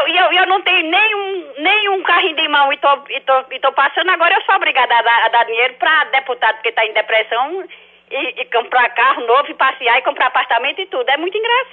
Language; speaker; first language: Portuguese; native; Portuguese